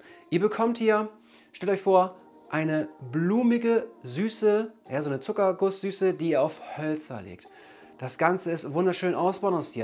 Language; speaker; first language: German; native; German